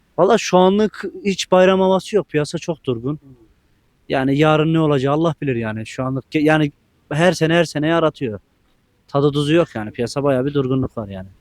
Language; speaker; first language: Turkish; native; Turkish